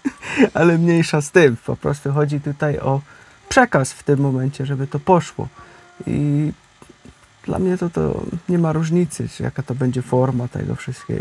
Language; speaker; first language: Polish; native; Polish